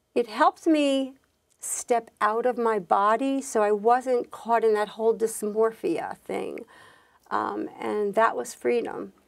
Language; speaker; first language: English; native; English